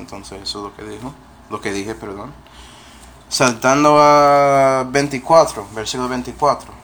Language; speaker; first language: Spanish; non-native, fluent; English